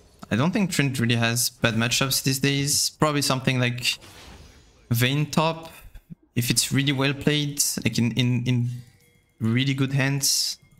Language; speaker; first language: English; non-native, fluent; French